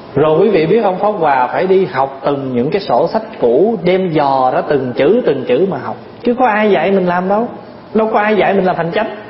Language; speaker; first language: Vietnamese; early bilingual, heritage; Vietnamese